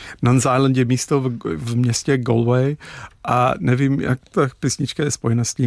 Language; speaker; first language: Czech; non-native, fluent; English